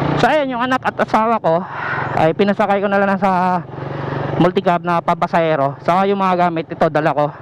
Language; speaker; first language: Filipino; non-native, local second language; Cebuano